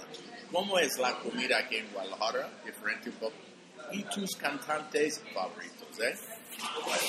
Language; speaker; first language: Spanish; non-native, fluent; English